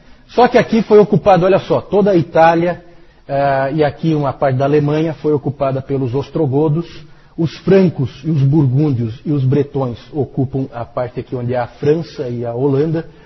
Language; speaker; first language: Portuguese; native; Portuguese